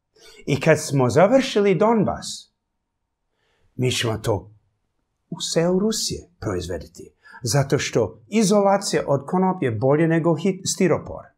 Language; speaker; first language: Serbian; early bilingual, heritage; English